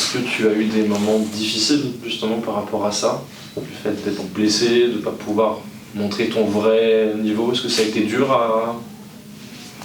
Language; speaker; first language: French; native; French